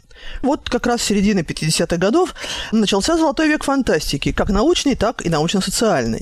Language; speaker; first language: Russian; native; Russian